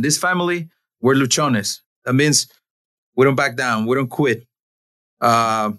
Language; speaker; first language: English; non-native, fluent; Spanish